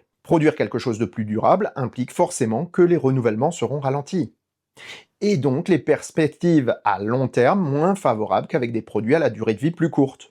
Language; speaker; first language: French; native; French